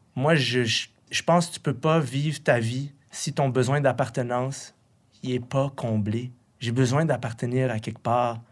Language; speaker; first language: French; early bilingual, other home language; Arabic